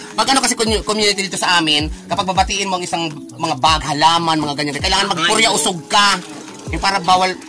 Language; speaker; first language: Filipino; non-native, local second language; Bikol